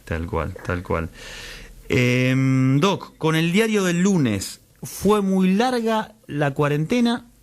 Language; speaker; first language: Spanish; native; Spanish